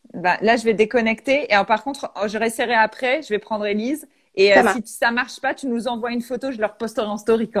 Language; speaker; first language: French; native; French